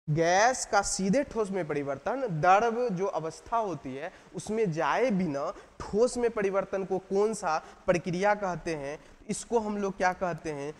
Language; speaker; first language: Hindi; native; Hindi